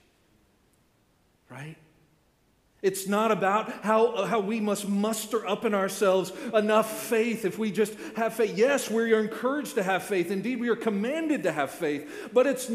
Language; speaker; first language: English; native; English